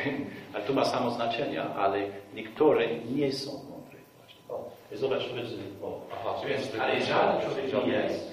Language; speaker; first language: Polish; non-native, fluent; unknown